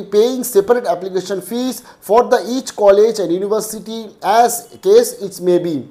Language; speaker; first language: English; non-native, local second language; Bangla